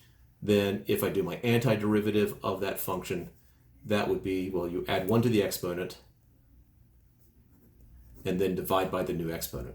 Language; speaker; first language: English; native; English